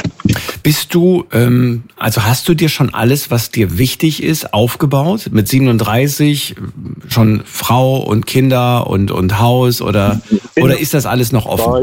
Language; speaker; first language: German; native; German